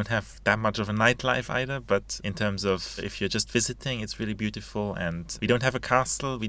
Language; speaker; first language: English; non-native, fluent; Luxembourgish